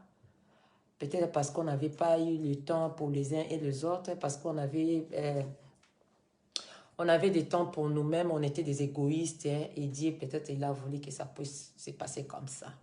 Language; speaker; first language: French; non-native, fluent; Lingala